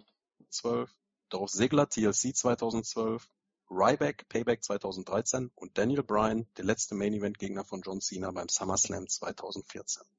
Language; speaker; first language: German; native; German